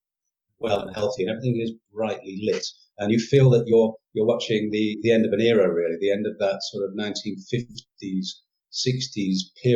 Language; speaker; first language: English; native; English